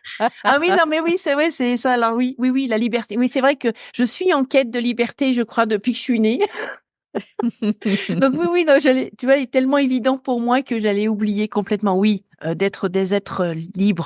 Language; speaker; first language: French; native; French